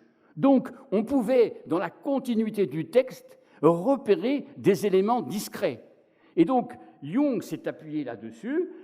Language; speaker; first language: French; native; French